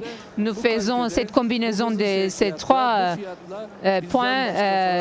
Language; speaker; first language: French; non-native, learner; Turkish